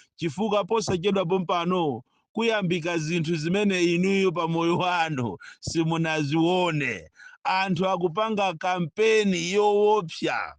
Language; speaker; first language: Nyanja; non-native, local second language; Yao